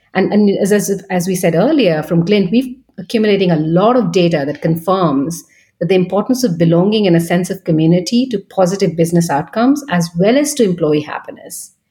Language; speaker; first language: English; non-native, local second language; Bangla